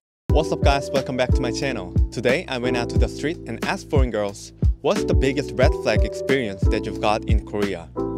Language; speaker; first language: English; non-native, fluent; Korean